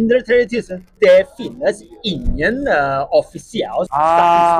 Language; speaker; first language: Norwegian; non-native, learner; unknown